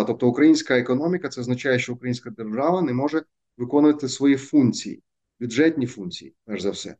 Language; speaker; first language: Ukrainian; native; Ukrainian